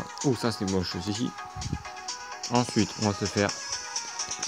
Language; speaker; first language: French; native; French